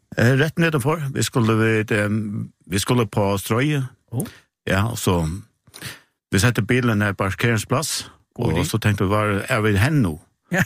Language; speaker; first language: Danish; non-native, local second language; Faroese